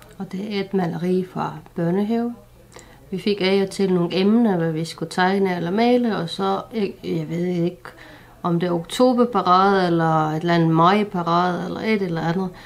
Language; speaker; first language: Danish; non-native, fluent; Estonian